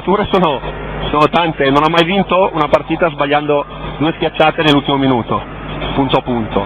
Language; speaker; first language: Italian; native; Italian